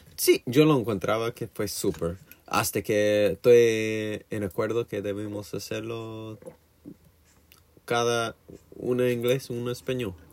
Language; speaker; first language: Spanish; non-native, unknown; English